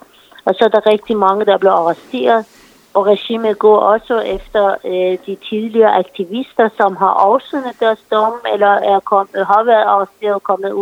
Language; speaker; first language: Danish; non-native, fluent; Persian